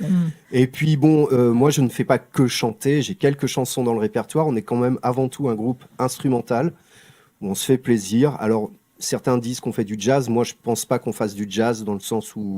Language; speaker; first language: French; native; French